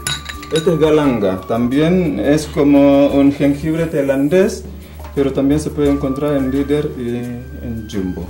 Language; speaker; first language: Spanish; non-native, fluent; Indonesian